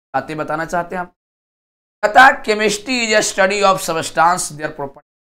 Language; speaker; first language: Hindi; native; Hindi